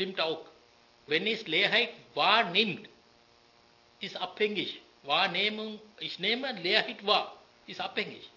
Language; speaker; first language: German; non-native, learner; Sinhala